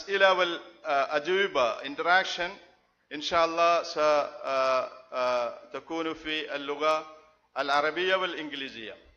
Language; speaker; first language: Arabic; non-native, fluent; Malayalam